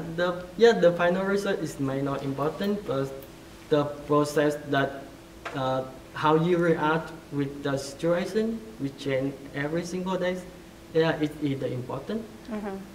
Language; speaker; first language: English; non-native, fluent; Vietnamese